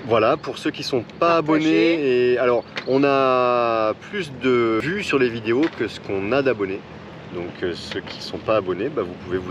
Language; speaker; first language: French; native; French